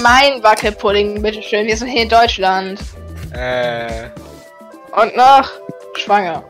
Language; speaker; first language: German; native; German